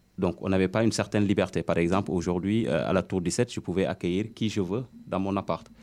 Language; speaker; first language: French; non-native, local second language; Wolof